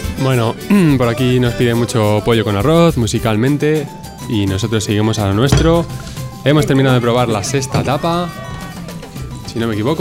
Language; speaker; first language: Spanish; native; Spanish